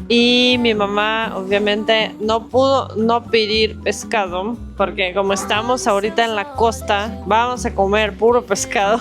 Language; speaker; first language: Spanish; non-native, fluent; Russian